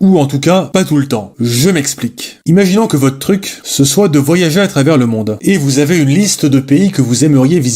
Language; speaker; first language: French; native; French